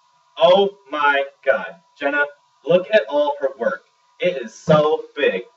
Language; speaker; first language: English; native; English